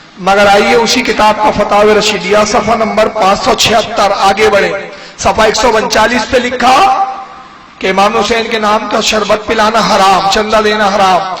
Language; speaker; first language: Urdu; native; Urdu